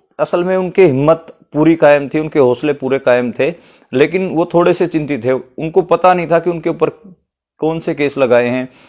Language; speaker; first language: Hindi; native; Hindi